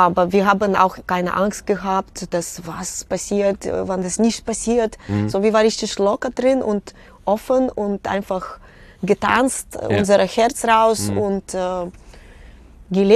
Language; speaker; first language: German; non-native, fluent; Russian